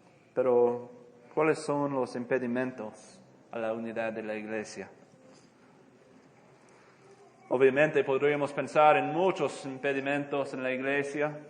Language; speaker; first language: Spanish; non-native, fluent; English